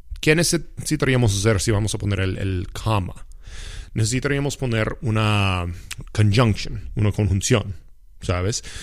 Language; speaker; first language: Spanish; non-native, fluent; English